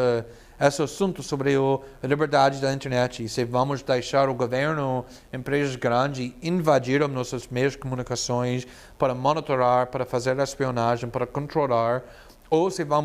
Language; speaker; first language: Portuguese; non-native, fluent; English